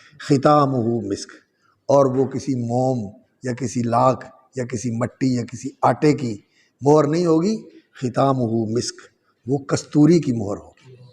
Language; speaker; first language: Urdu; non-native, local second language; Punjabi